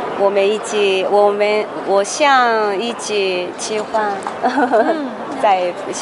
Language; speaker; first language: Chinese; non-native, learner; Japanese